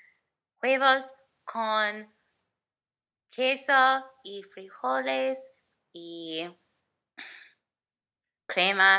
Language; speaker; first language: Spanish; non-native, learner; English